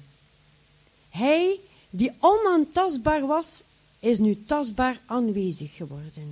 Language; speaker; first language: Dutch; native; Dutch